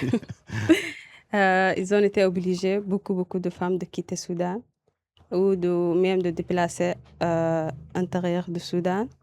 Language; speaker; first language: French; non-native, local second language; Arabic